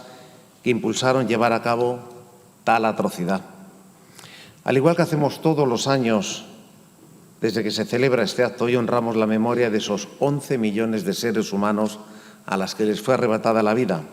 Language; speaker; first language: Spanish; native; Spanish